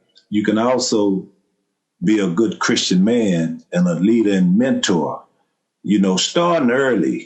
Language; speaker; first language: English; native; English